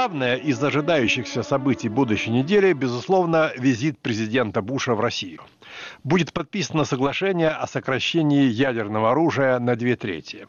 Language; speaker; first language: Russian; native; Russian